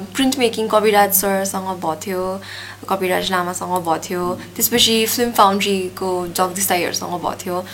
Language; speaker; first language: Nepali; native; Nepali